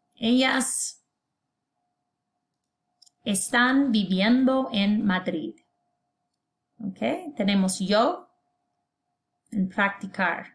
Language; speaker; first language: Spanish; non-native, fluent; English